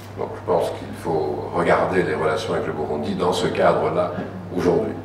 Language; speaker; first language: French; native; French